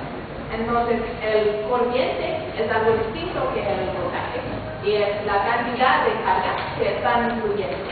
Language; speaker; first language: Spanish; non-native, fluent; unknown